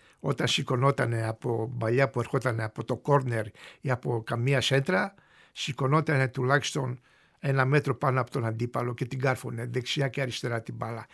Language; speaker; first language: Greek; native; Greek